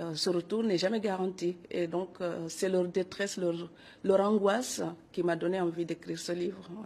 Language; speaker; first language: French; non-native, local second language; Serer